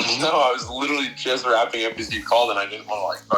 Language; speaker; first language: English; native; English